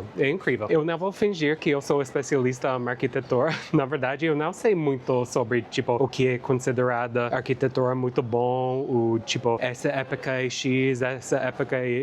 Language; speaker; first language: Portuguese; non-native, fluent; English